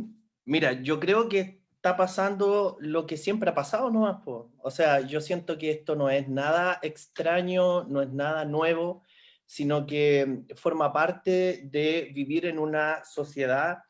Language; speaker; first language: Spanish; native; Spanish